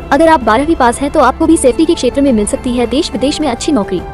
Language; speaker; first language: Hindi; native; Hindi